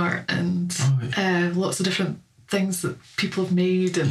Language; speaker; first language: English; native; English